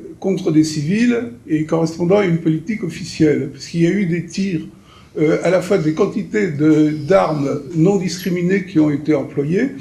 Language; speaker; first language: French; native; French